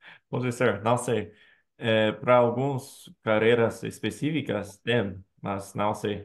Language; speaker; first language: Portuguese; non-native, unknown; English